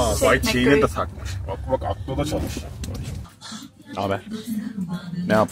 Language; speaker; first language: Turkish; native; Turkish